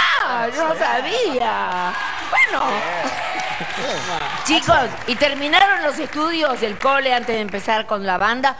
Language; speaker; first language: Spanish; native; Spanish